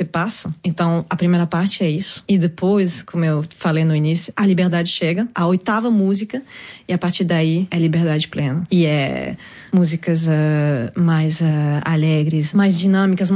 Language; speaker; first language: Portuguese; non-native, fluent; French